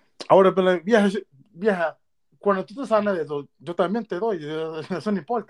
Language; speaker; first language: Spanish; early bilingual, heritage; Spanish